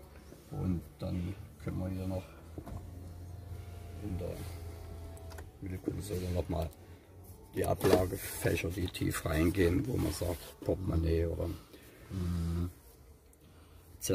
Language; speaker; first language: German; native; German